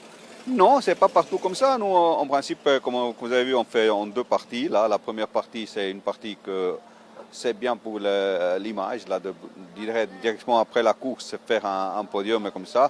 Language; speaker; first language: French; non-native, fluent; Italian